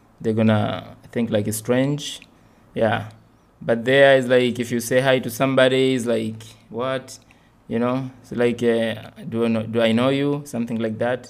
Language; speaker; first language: English; non-native, local second language; Swahili